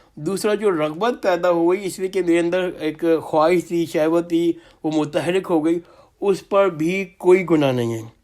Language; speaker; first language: Urdu; native; Urdu